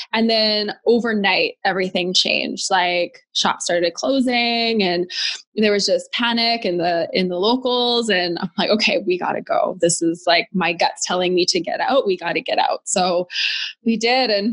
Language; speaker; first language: English; native; English